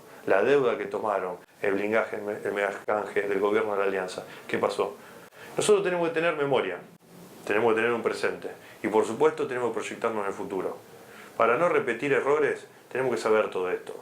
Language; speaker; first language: Spanish; native; Spanish